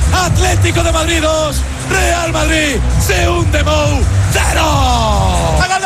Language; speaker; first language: Spanish; native; Spanish